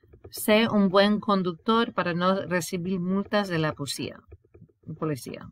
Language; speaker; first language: Spanish; non-native, fluent; English